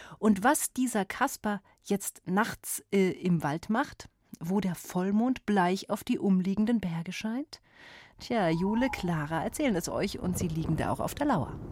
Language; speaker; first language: German; native; German